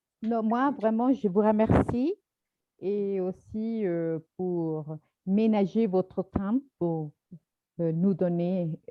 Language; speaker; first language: French; non-native, fluent; Spanish